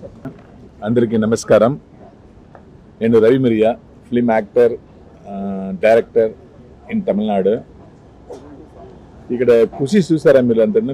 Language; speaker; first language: Telugu; non-native, learner; Tamil